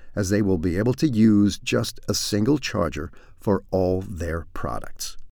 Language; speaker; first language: English; native; English